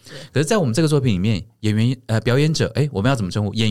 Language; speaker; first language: Chinese; native; Chinese